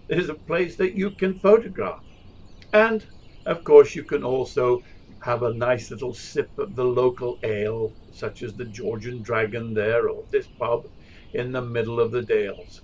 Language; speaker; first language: English; native; English